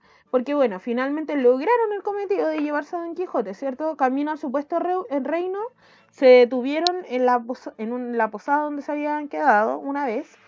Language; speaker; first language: Spanish; native; Spanish